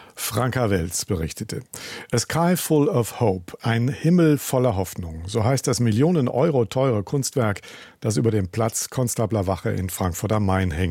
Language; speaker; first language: German; native; German